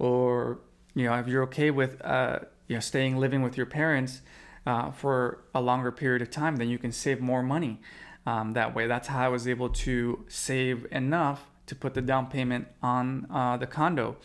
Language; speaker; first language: English; native; English